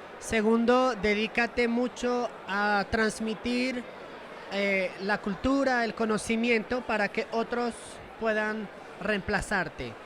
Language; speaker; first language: Spanish; non-native, fluent; French